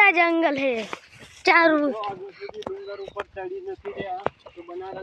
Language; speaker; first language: Hindi; non-native, local second language; Gujarati